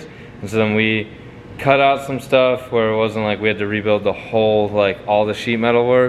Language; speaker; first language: English; native; English